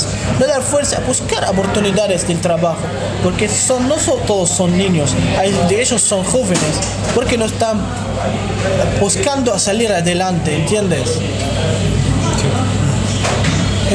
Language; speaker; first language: Spanish; non-native, learner; Arabic